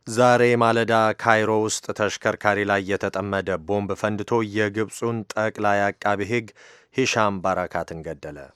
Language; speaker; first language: Amharic; native; Amharic